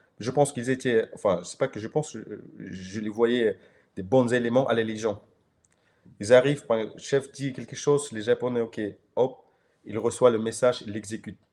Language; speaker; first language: French; non-native, fluent; Kyrgyz